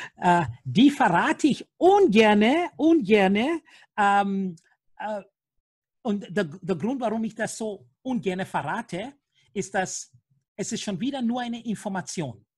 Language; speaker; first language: German; non-native, fluent; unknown